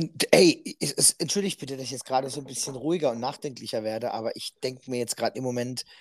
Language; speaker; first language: German; native; German